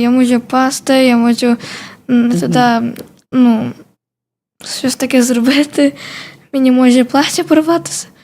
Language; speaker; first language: Ukrainian; early bilingual, heritage; Ukrainian